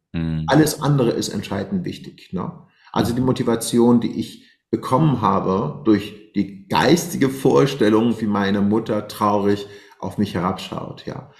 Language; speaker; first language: German; non-native, fluent; Persian